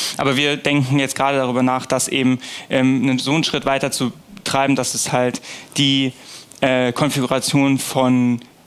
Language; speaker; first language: German; native; German